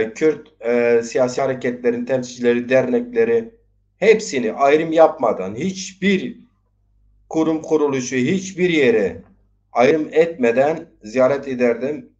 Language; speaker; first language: Turkish; non-native, local second language; Zaza